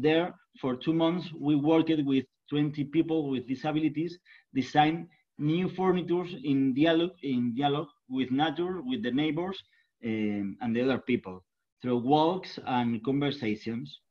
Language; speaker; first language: English; non-native, learner; Spanish